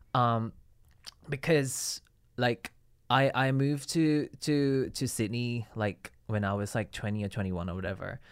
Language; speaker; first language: English; non-native, local second language; Cantonese